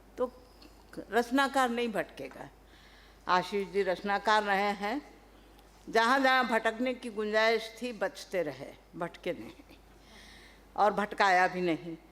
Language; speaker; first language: Hindi; non-native, local second language; Telugu